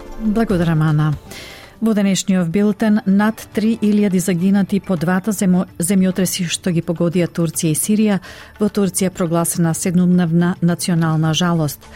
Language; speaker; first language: Macedonian; native; Macedonian